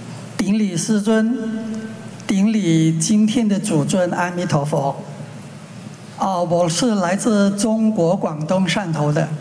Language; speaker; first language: Chinese; non-native, local second language; Min Nan Chinese